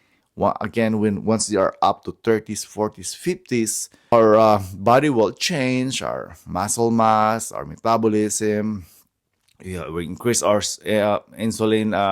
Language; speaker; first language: English; non-native, fluent; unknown